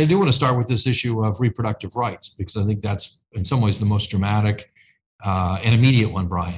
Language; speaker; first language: English; native; English